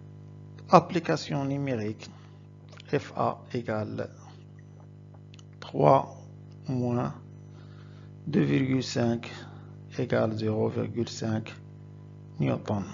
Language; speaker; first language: French; non-native, local second language; Arabic